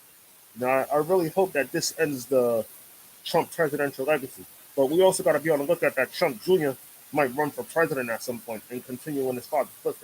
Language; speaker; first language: English; native; English